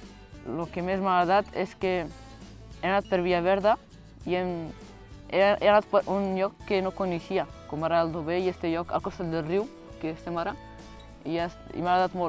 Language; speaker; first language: Catalan; early bilingual, other home language; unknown